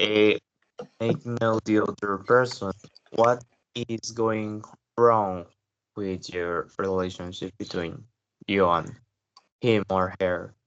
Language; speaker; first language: English; non-native, learner; Spanish